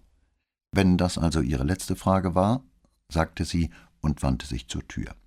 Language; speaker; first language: German; native; German